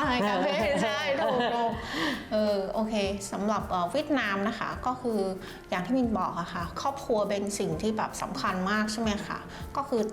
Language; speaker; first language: Thai; non-native, fluent; Vietnamese